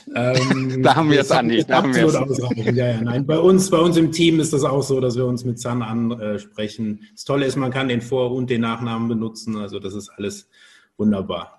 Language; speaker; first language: German; native; German